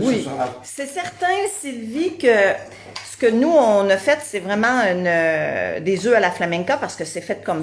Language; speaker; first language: French; native; French